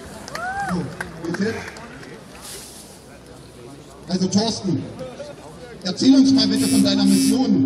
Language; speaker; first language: German; native; German